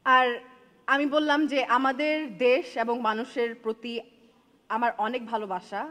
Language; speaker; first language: Bangla; non-native, fluent; English